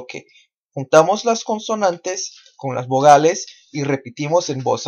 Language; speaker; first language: Spanish; non-native, fluent; Portuguese